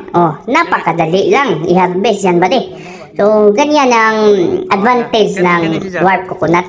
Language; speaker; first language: Filipino; non-native, local second language; Cebuano